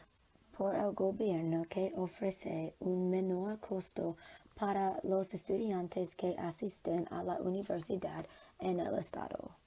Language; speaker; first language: Spanish; non-native, learner; English